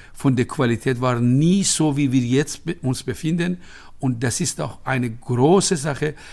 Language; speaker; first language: German; non-native, fluent; Persian